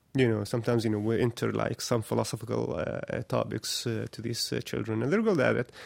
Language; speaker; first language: English; non-native, fluent; Arabic